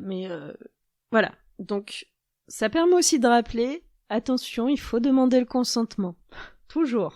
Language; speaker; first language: French; native; French